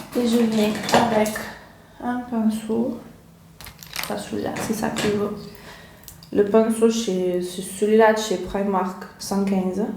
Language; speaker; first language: French; non-native, learner; Portuguese